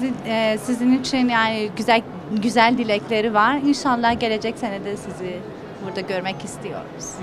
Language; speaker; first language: Turkish; non-native, learner; Persian